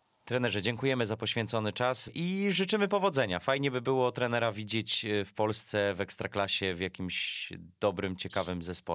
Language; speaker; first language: Polish; native; Polish